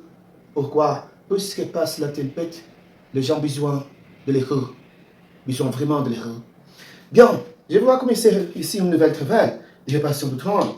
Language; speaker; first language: French; non-native, learner; Portuguese